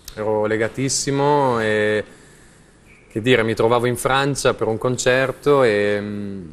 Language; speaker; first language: Italian; native; Italian